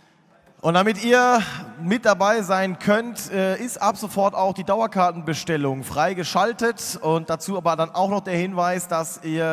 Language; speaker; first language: German; native; German